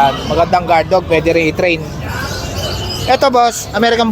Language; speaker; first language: Filipino; native; Filipino